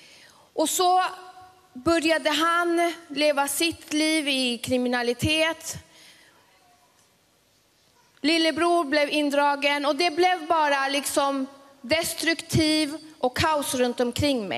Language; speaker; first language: Swedish; early bilingual, other home language; Spanish